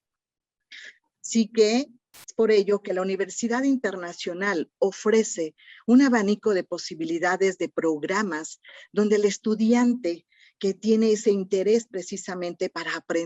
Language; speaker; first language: Spanish; native; Spanish